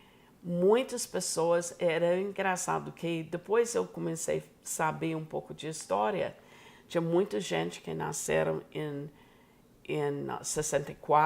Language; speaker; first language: Portuguese; non-native, fluent; English